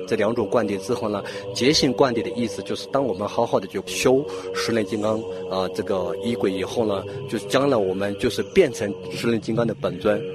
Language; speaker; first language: Chinese; non-native, fluent; Tibetan